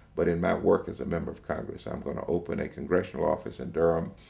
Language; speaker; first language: English; native; English